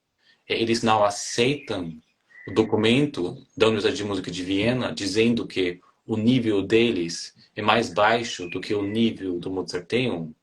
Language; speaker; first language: Portuguese; non-native, fluent; German